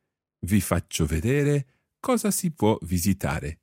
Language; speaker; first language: Italian; non-native, fluent; English